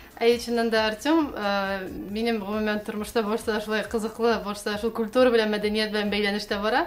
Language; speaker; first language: Tatar; native; Tatar